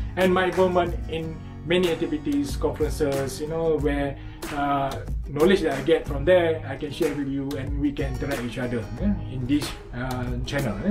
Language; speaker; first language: English; non-native, local second language; Malay